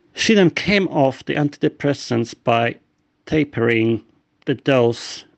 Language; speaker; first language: English; non-native, fluent; Polish